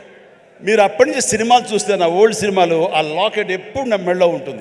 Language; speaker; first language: Telugu; native; Telugu